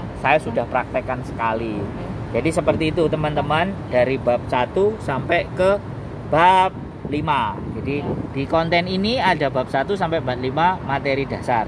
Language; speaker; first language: Indonesian; non-native, local second language; Javanese